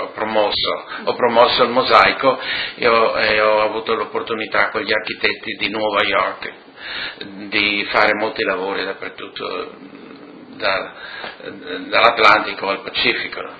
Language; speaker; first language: Italian; non-native, local second language; Friulian